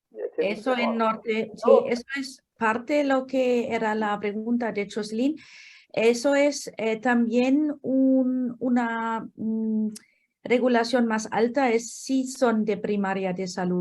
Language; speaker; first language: Spanish; non-native, fluent; German